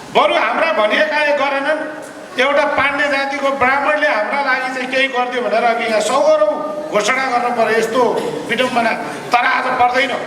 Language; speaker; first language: Nepali; native; Nepali